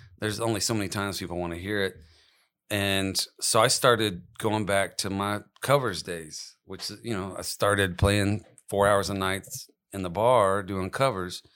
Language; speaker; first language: English; native; English